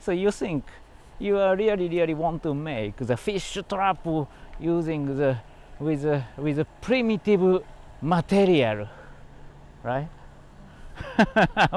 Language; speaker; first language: English; non-native, learner; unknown